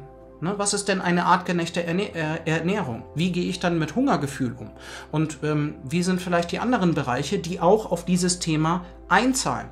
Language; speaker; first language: German; native; German